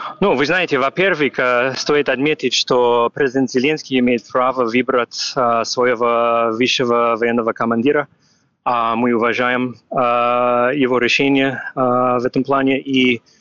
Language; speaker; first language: Russian; non-native, fluent; English